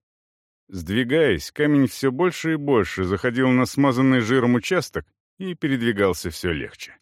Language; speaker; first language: Russian; native; Russian